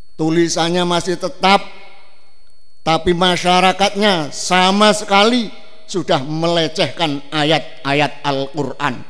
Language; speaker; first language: Indonesian; non-native, local second language; Javanese